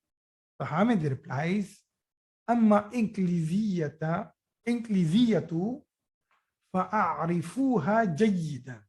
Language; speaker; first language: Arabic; non-native, fluent; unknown